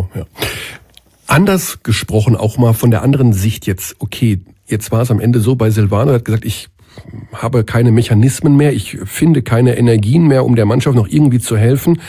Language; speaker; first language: German; native; German